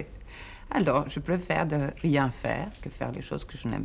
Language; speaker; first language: French; non-native, fluent; Swedish